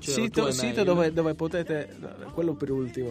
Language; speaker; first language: Italian; native; Italian